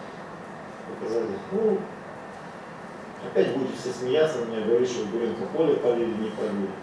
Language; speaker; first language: Russian; native; Russian